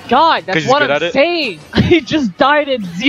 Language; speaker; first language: English; native; English